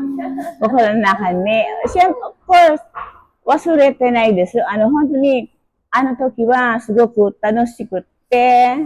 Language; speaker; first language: Japanese; non-native, learner; Filipino